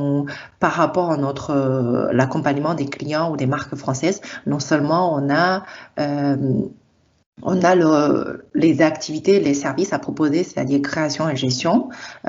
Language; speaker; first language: French; non-native, fluent; Chinese